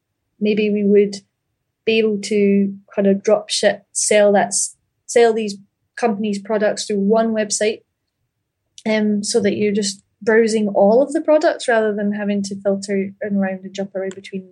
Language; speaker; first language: English; native; English